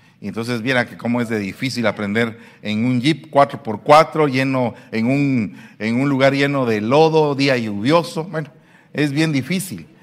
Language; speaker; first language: Spanish; native; Spanish